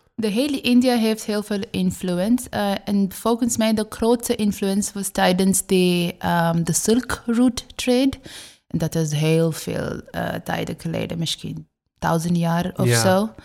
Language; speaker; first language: Dutch; non-native, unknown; Bangla